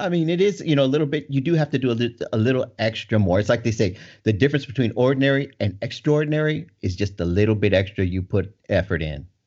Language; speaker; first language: English; native; English